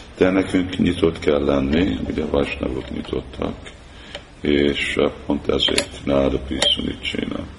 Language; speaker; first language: Hungarian; early bilingual, heritage; Hungarian